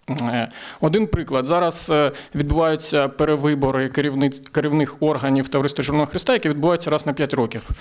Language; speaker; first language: Ukrainian; native; Ukrainian